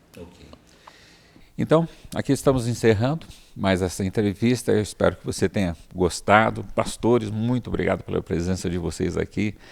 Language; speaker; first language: Portuguese; native; Portuguese